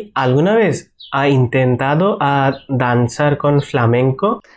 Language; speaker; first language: Spanish; non-native, learner; Bangla